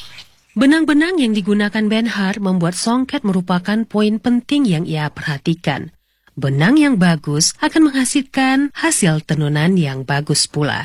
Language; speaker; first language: Indonesian; native; Indonesian